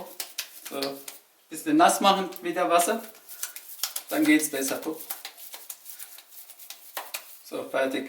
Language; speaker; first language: German; non-native, learner; Turkish